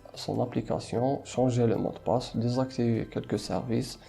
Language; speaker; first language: French; non-native, local second language; Arabic